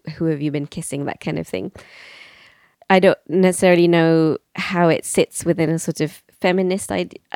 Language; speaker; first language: English; native; English